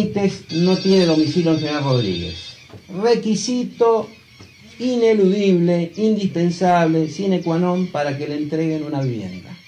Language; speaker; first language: Spanish; native; Spanish